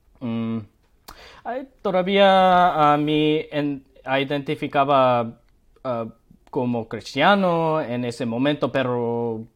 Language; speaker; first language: Spanish; non-native, learner; Korean